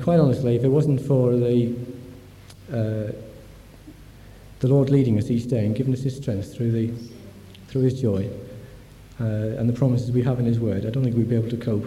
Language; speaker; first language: English; native; English